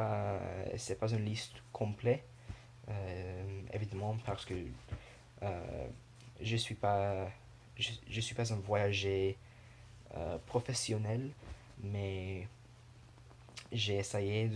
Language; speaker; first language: French; non-native, learner; English